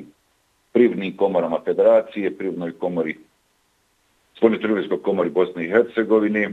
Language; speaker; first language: Bosnian; native; Bosnian